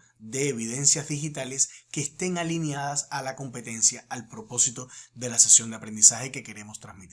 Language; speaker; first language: Spanish; native; Spanish